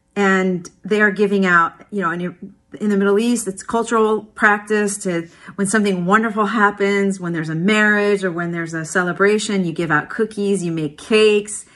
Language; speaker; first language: English; early bilingual, other home language; Persian